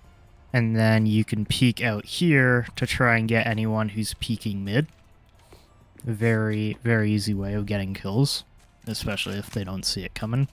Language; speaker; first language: English; native; English